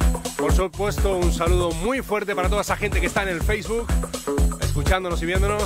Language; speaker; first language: Spanish; native; Spanish